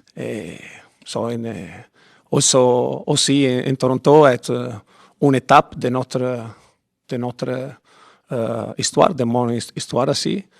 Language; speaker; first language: French; non-native, fluent; Italian